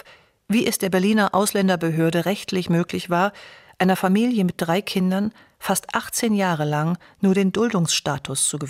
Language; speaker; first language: German; native; German